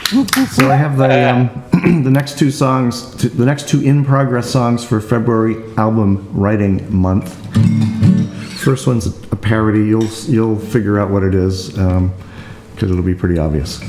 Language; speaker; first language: English; native; English